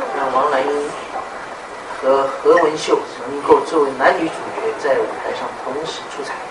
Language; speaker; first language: Chinese; native; Chinese